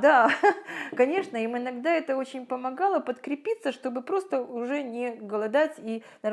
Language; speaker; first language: Russian; native; Russian